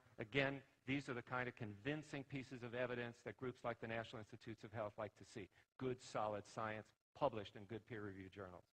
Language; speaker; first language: English; native; English